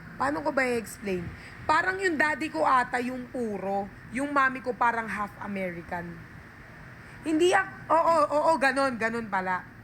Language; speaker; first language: Filipino; native; Filipino